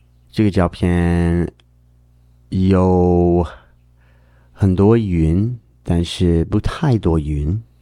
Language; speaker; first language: Chinese; non-native, learner; English